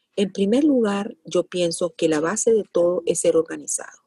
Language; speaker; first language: Spanish; native; Spanish